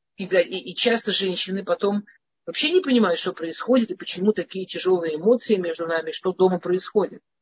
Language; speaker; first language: Russian; early bilingual, heritage; Russian